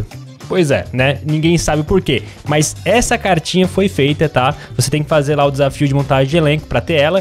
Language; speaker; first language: Portuguese; native; Portuguese